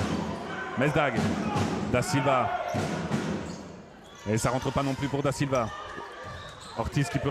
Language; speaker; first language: French; native; French